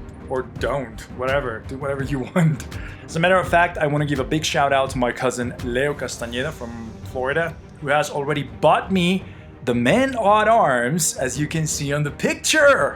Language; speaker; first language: English; non-native, fluent; Spanish